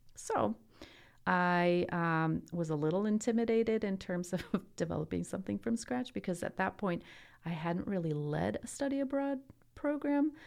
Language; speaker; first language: English; early bilingual, other home language; Italian